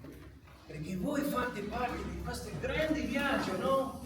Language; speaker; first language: Italian; non-native, learner; English